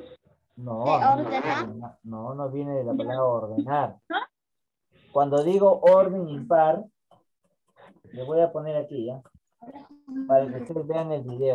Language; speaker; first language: Spanish; native; Spanish